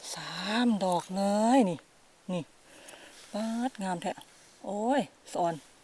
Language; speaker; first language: Thai; native; Thai